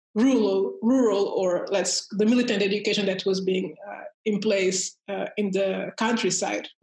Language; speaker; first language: English; early bilingual, heritage; Portuguese